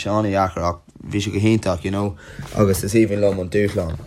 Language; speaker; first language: Irish; non-native, local second language; English